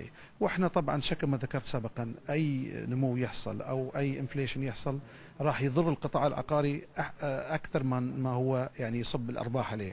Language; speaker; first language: Arabic; native; Arabic